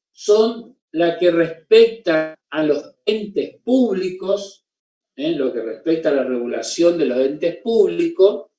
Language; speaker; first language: Spanish; native; Spanish